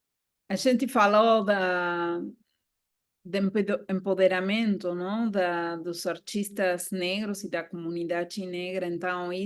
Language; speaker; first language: Portuguese; non-native, fluent; Spanish